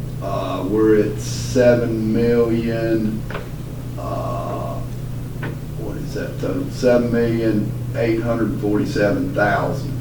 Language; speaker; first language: English; native; English